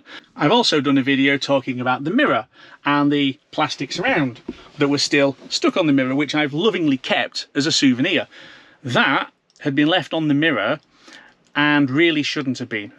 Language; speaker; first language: English; native; English